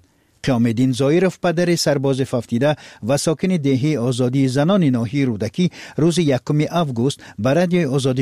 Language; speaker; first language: Persian; native; Persian